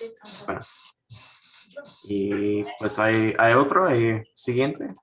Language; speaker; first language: Spanish; non-native, fluent; English